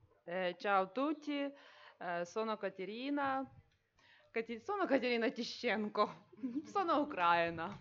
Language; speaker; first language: Italian; non-native, learner; Ukrainian